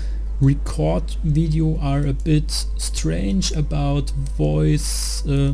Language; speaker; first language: English; non-native, learner; German